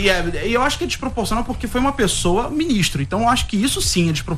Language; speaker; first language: Portuguese; native; Portuguese